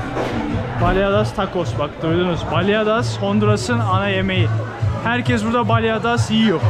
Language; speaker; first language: Turkish; native; Turkish